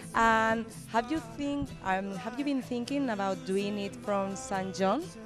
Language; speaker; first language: English; non-native, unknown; Spanish